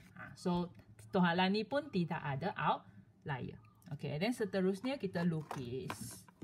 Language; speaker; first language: Malay; non-native, local second language; Chinese